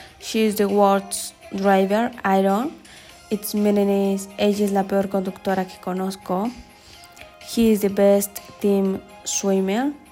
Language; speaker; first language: English; non-native, learner; Spanish